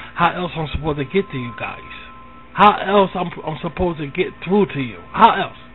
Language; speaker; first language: English; native; English